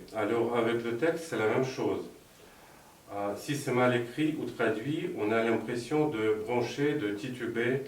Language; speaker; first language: French; non-native, fluent; Russian